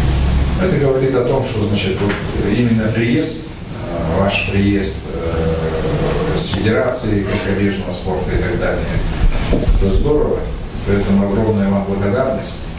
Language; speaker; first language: Russian; native; Russian